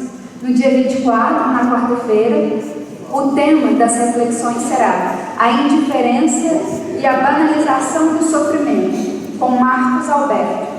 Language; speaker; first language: Portuguese; native; Portuguese